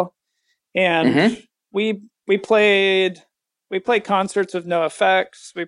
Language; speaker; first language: English; native; English